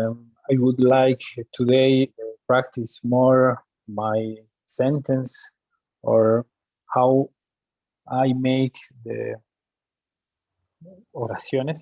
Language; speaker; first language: English; non-native, learner; Spanish